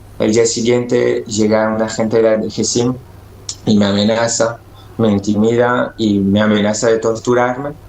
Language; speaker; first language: Spanish; early bilingual, other home language; French